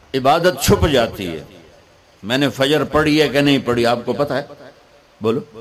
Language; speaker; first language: Urdu; non-native, local second language; Punjabi